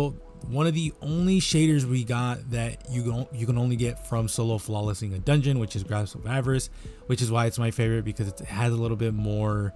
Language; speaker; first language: English; native; English